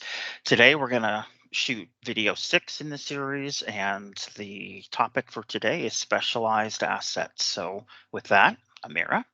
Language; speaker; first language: English; native; English